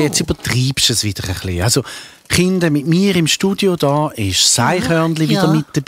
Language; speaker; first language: German; native; German